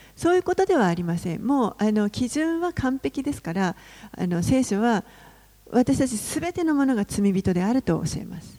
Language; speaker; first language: Japanese; non-native, fluent; English